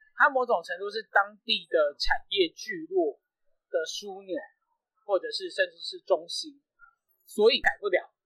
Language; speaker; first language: Chinese; native; Chinese